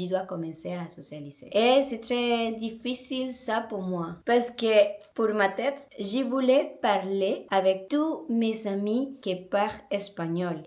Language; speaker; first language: French; non-native, learner; Spanish